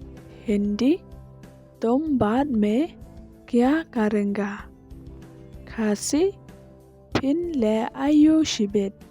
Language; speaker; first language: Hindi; non-native, learner; Khasi